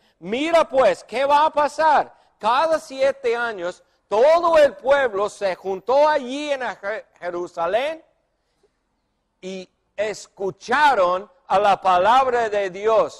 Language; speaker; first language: Spanish; non-native, fluent; English